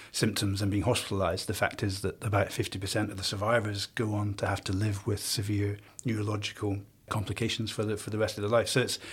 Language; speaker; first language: English; native; English